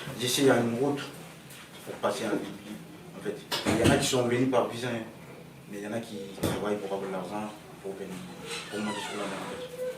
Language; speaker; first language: French; non-native, local second language; Soninke